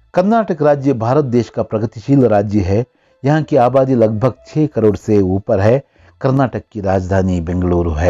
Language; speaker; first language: Hindi; non-native, local second language; Kannada